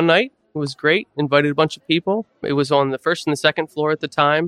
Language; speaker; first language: English; native; English